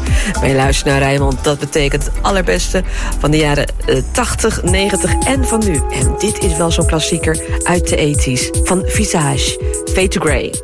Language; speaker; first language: Dutch; native; Dutch